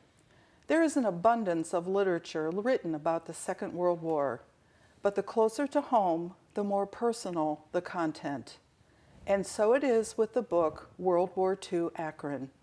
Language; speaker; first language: English; native; English